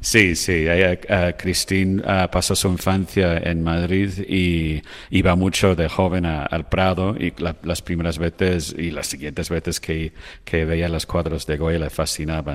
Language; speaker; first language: Spanish; non-native, fluent; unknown